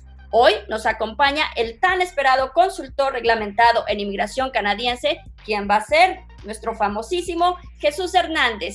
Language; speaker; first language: Spanish; native; Spanish